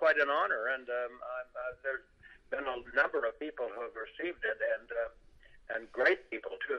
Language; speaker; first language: English; native; English